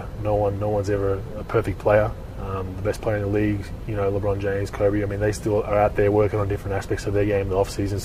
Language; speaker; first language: English; native; English